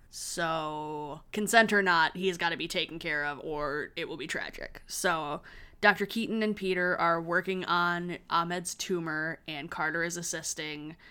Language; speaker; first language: English; native; English